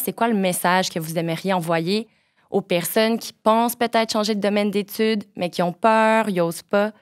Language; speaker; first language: French; native; French